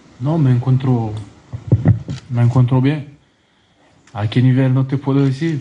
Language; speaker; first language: Spanish; non-native, fluent; French